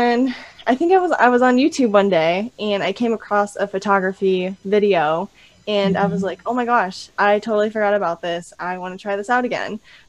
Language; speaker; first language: English; native; English